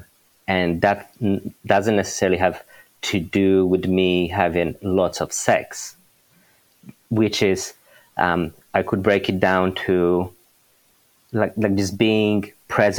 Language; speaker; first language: English; non-native, fluent; Polish